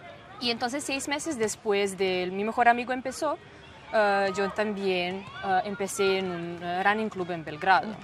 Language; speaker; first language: Spanish; non-native, fluent; Serbian